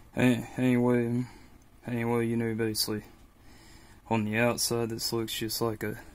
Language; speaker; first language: English; native; English